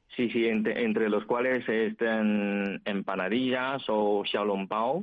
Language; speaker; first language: Spanish; non-native, fluent; Chinese